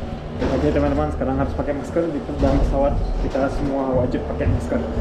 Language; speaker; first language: Indonesian; early bilingual, heritage; German